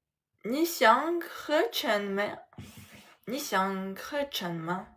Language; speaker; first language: Chinese; non-native, learner; French